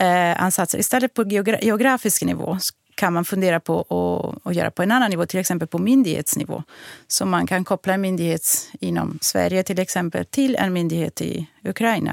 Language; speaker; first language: Swedish; non-native, fluent; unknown